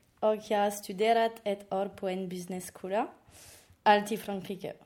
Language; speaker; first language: Swedish; non-native, learner; French